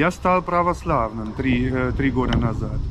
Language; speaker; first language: Russian; non-native, fluent; German